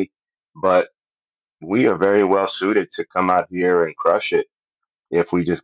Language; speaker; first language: English; non-native, fluent; Spanish